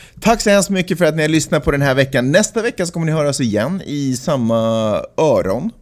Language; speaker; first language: Swedish; native; Swedish